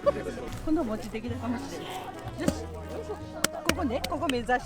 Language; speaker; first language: Japanese; native; Japanese